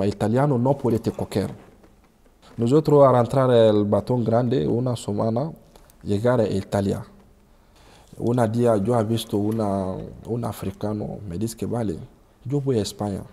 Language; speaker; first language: Spanish; non-native, learner; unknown